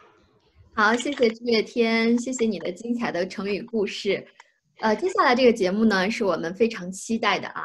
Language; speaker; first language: Chinese; native; Chinese